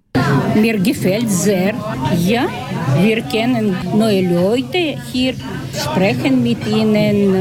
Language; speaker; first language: German; non-native, learner; Ukrainian